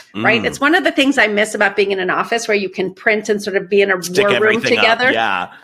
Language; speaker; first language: English; early bilingual, other home language; Persian